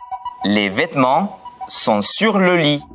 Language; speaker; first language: French; non-native, fluent; Spanish